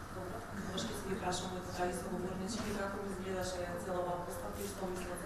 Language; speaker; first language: Macedonian; native; Macedonian